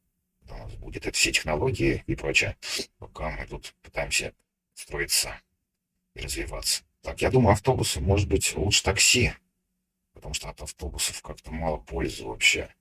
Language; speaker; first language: Russian; native; Russian